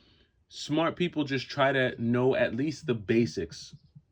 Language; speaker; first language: English; native; English